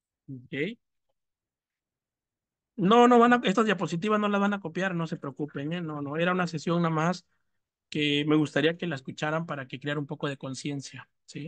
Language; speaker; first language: Spanish; native; Spanish